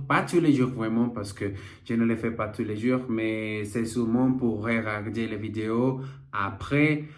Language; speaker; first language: French; non-native, learner; Portuguese